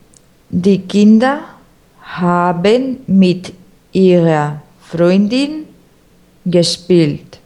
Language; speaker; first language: German; non-native, learner; Spanish